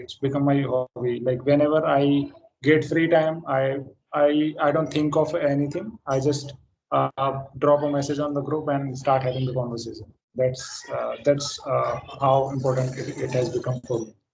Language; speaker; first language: English; non-native, fluent; Hindi